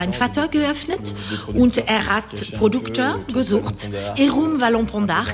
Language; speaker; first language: German; non-native, fluent; French